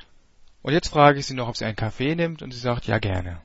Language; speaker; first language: German; native; German